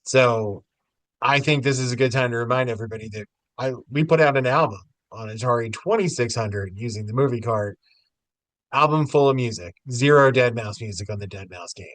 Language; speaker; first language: English; native; English